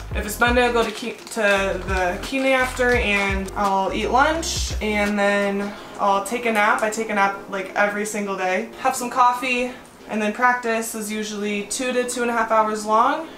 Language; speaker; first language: English; native; English